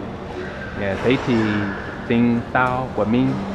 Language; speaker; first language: Vietnamese; non-native, learner; English